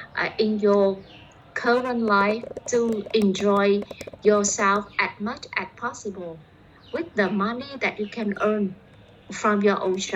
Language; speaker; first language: English; non-native, fluent; Vietnamese